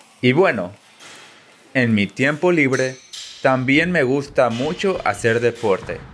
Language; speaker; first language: Spanish; early bilingual, heritage; Spanish